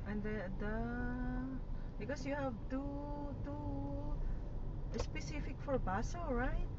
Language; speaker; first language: English; non-native, local second language; Iloko